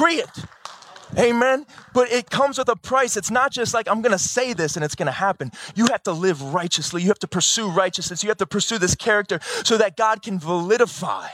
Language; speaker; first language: English; native; English